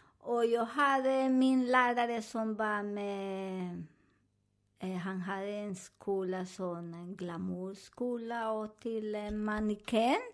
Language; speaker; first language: Swedish; non-native, learner; Spanish